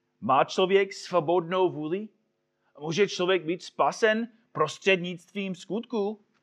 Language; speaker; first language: Czech; non-native, fluent; English